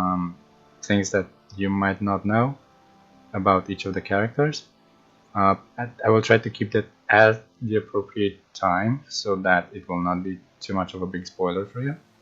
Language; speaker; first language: English; non-native, fluent; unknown